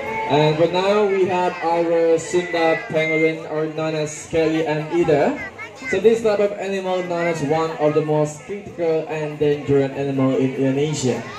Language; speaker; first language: English; non-native, fluent; Indonesian